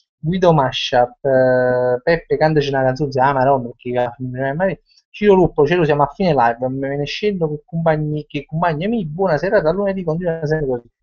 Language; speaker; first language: Italian; native; Italian